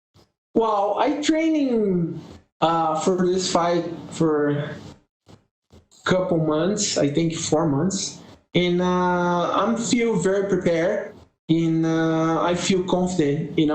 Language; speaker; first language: English; non-native, learner; Portuguese